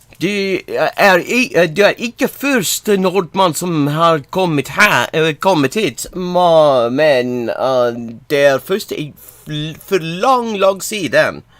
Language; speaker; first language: Swedish; non-native, learner; English